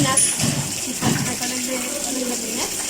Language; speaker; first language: English; non-native, learner; Spanish